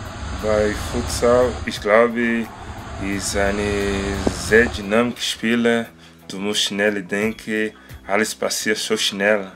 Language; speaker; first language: German; non-native, learner; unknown